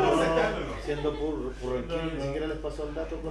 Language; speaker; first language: Spanish; native; Spanish